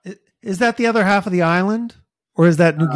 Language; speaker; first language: English; native; English